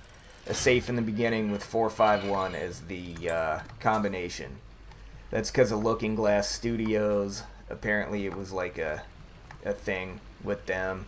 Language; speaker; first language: English; native; English